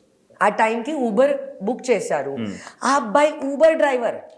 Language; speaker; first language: Telugu; non-native, local second language; Hindi